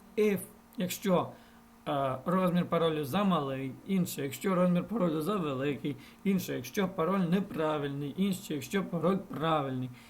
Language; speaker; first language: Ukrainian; non-native, local second language; Russian